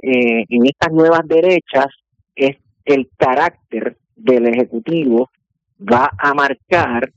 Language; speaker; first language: Spanish; native; Spanish